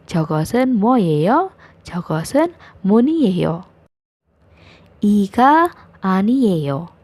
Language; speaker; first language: Korean; non-native, fluent; Indonesian